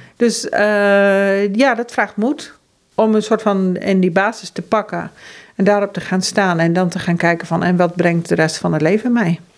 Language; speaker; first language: Dutch; early bilingual, heritage; Dutch